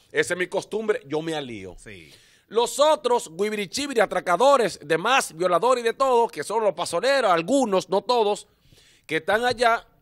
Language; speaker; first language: Spanish; native; Spanish